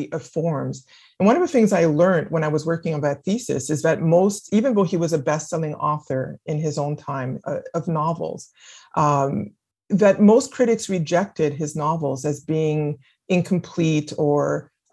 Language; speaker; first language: English; non-native, fluent; French